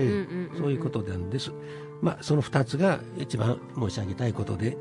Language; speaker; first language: Japanese; native; Japanese